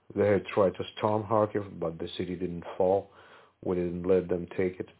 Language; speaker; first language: English; non-native, fluent; Ukrainian